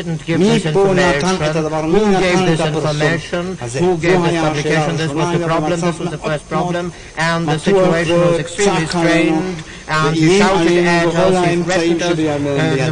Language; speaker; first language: Hebrew; non-native, fluent; German